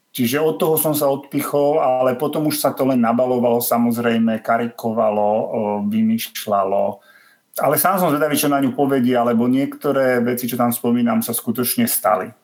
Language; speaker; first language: Slovak; native; Slovak